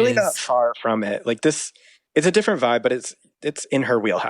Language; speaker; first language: English; native; English